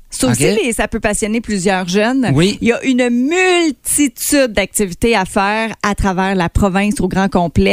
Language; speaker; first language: French; native; French